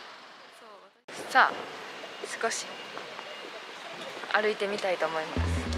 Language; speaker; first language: Japanese; native; Japanese